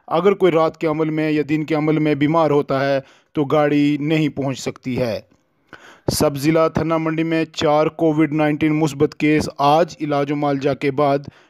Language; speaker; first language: Urdu; non-native, local second language; Kashmiri